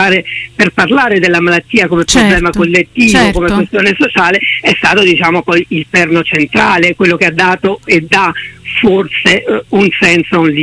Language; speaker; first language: Italian; native; Italian